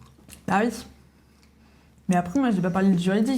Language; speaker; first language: French; native; French